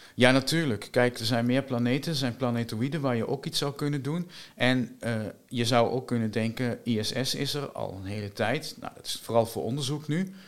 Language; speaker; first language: Dutch; native; Dutch